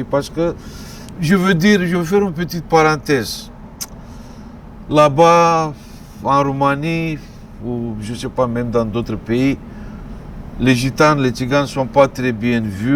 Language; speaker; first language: French; non-native, fluent; Romanian